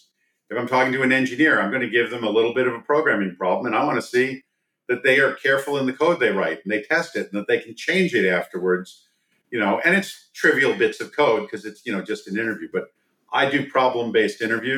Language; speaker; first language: English; native; English